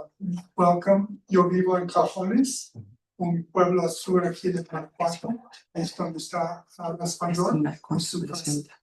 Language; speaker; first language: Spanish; non-native, fluent; English